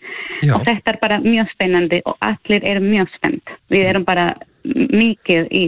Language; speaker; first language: Icelandic; non-native, learner; Spanish